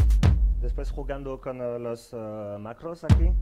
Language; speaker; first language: Spanish; non-native, fluent; French